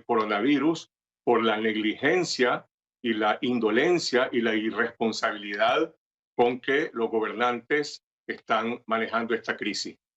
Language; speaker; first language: Spanish; native; Spanish